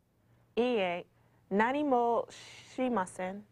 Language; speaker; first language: Japanese; non-native, learner; English